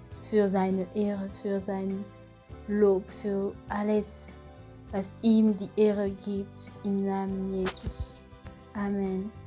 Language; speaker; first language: German; non-native, fluent; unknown